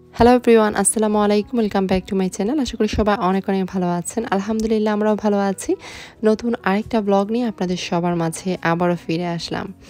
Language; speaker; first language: Bangla; native; Bangla